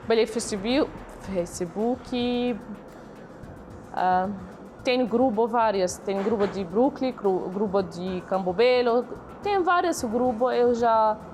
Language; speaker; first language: Portuguese; non-native, learner; Arabic